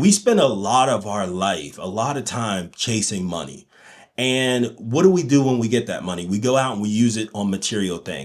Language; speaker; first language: English; native; English